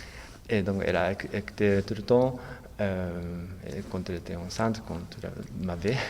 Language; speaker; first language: French; non-native, fluent; Japanese